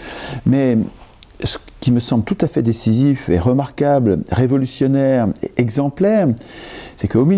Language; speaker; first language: French; native; French